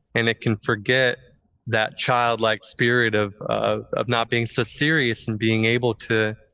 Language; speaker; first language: English; native; English